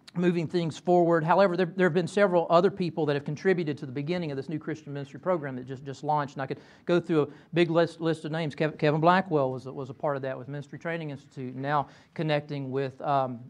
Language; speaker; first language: English; native; English